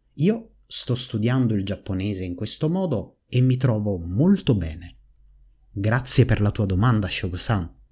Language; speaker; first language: Italian; native; Italian